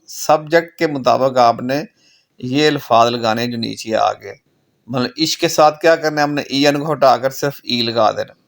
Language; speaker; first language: Urdu; non-native, local second language; Punjabi